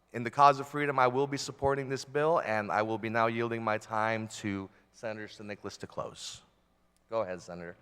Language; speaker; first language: English; early bilingual, other home language; Filipino